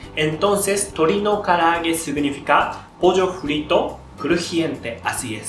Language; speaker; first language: Spanish; non-native, learner; Japanese